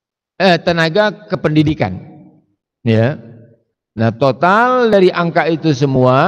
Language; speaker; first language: Indonesian; native; Indonesian